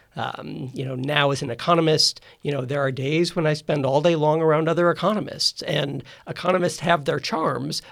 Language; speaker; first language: English; native; English